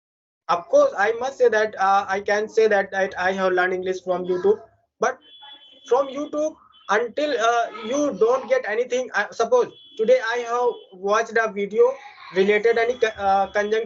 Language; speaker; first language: English; non-native, local second language; Hindi